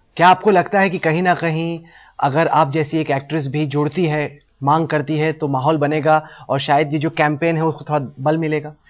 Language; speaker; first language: Hindi; native; Hindi